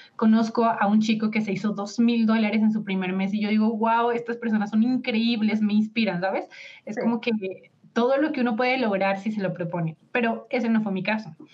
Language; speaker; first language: Spanish; native; Spanish